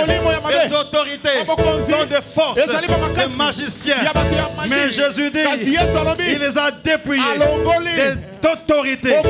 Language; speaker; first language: French; non-native, local second language; Lingala